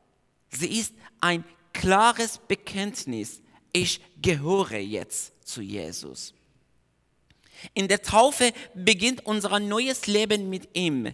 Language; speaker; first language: German; non-native, fluent; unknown